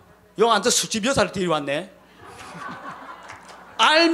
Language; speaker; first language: Korean; native; Korean